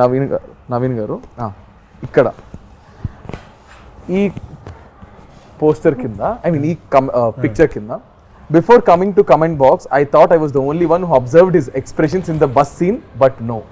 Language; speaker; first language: Telugu; native; Telugu